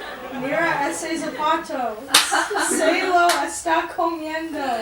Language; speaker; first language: Spanish; non-native, learner; English